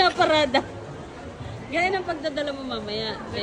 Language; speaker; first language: Filipino; native; Filipino